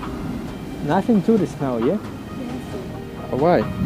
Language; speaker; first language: English; non-native, learner; Russian